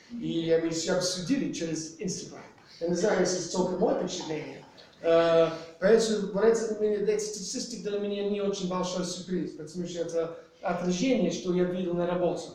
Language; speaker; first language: Russian; non-native, fluent; English